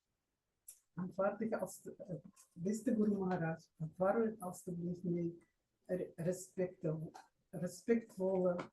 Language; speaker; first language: Dutch; non-native, learner; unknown